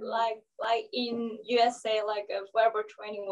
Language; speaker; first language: English; non-native, learner; Korean